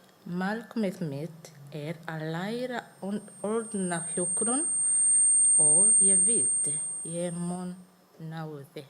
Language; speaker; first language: Icelandic; non-native, learner; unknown